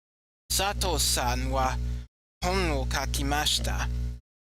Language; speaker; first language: Japanese; non-native, learner; English